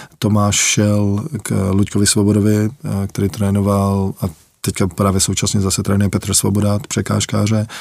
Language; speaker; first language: Czech; early bilingual, heritage; Czech